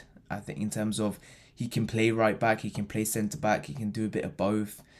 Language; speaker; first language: English; native; English